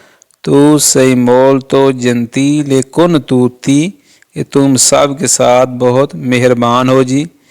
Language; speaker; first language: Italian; non-native, fluent; Urdu